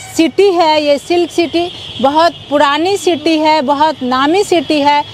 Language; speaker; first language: Hindi; native; Hindi